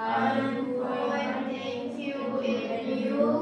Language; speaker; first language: English; non-native, learner; Indonesian